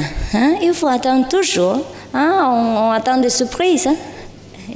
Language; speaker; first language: French; non-native, learner; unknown